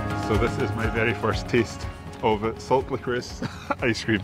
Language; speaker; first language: English; native; English